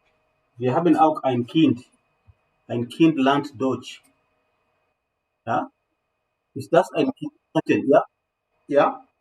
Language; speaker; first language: German; non-native, fluent; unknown